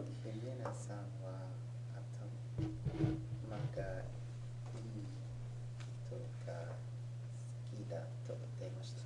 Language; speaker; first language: Japanese; non-native, learner; English